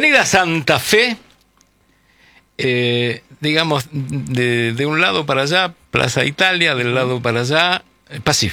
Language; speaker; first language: Spanish; native; Spanish